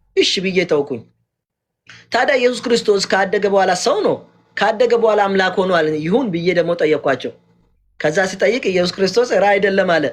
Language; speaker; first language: Amharic; non-native, local second language; Oromo